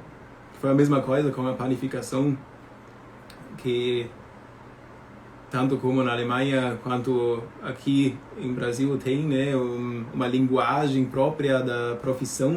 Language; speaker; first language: Portuguese; non-native, fluent; German